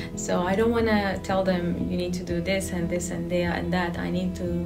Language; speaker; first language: English; non-native, fluent; Arabic